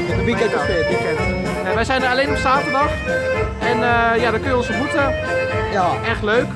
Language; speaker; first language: Dutch; native; Dutch